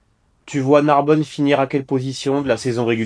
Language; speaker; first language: French; native; French